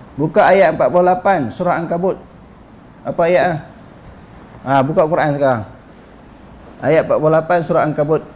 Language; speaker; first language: Malay; native; Malay